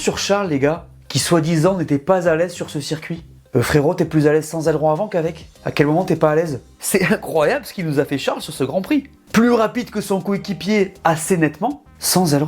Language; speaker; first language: French; native; French